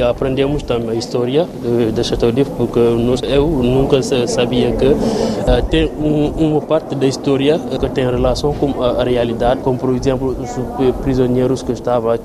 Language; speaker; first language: Portuguese; non-native, learner; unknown